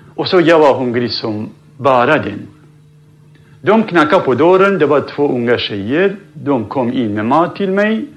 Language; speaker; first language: Swedish; non-native, fluent; Central Kurdish